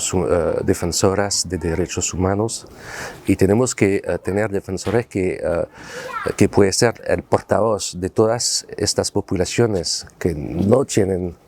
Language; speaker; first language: Spanish; non-native, fluent; French